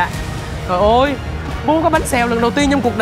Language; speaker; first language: Vietnamese; native; Vietnamese